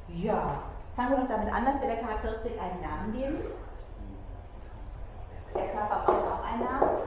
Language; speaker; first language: German; native; German